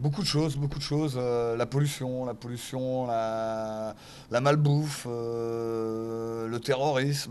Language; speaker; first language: French; native; French